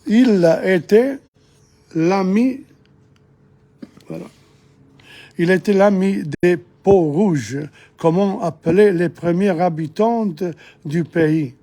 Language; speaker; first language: French; non-native, fluent; English